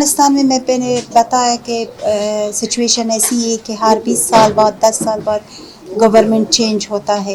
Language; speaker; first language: Hindi; non-native, fluent; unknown